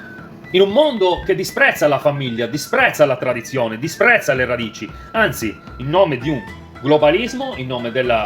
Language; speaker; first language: Italian; native; Italian